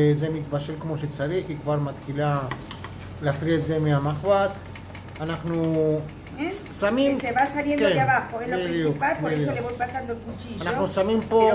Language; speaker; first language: Hebrew; non-native, fluent; Spanish